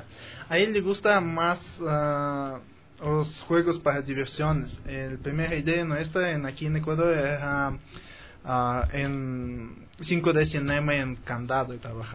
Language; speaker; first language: Spanish; non-native, fluent; Russian